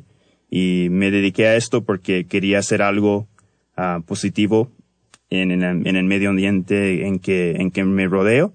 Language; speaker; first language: Spanish; early bilingual, heritage; Spanish